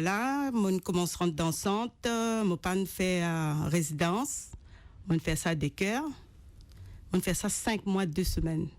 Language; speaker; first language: French; non-native, local second language; Morisyen